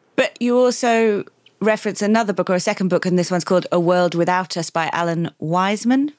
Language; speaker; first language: English; native; English